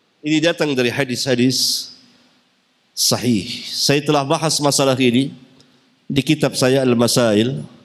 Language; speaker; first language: Malay; native; Malay